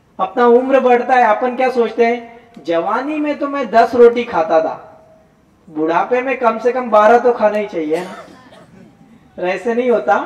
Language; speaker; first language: Hindi; non-native, local second language; Gujarati